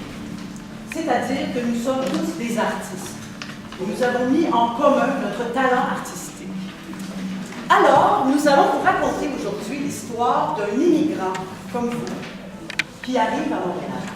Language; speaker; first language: French; native; French